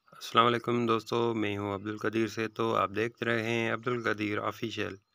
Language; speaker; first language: Urdu; non-native, local second language; Sindhi